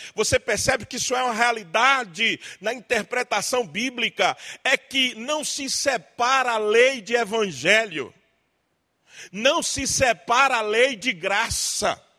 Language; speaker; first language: Portuguese; native; Portuguese